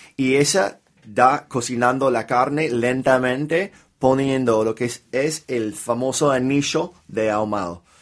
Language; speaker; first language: Spanish; non-native, fluent; English